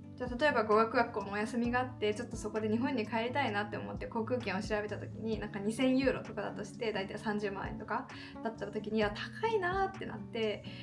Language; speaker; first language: Japanese; native; Japanese